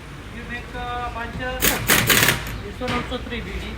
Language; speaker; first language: English; non-native, learner; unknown